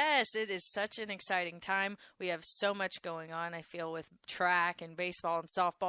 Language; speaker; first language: English; native; English